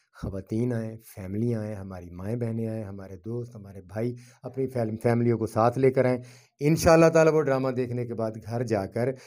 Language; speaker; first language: Urdu; non-native, local second language; Punjabi